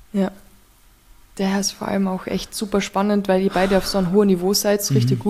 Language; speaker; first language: German; native; German